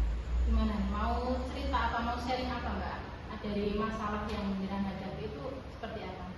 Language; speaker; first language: Indonesian; non-native, local second language; Javanese